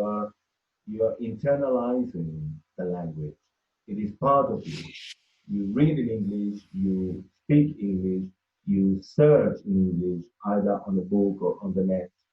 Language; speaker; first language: English; non-native, fluent; Spanish